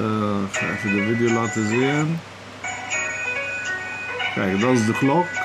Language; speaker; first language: Dutch; non-native, fluent; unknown